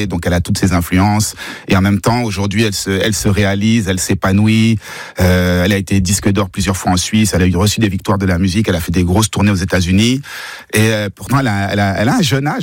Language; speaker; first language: French; native; French